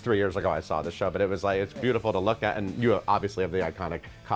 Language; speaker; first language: English; native; English